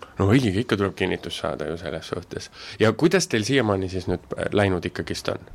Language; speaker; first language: Estonian; native; Estonian